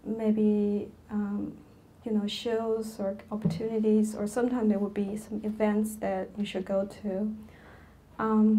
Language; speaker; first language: English; non-native, fluent; Chinese